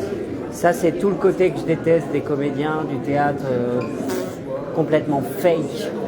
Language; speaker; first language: French; native; French